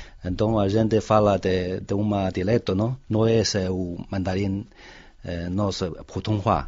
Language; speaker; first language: Portuguese; non-native, fluent; Chinese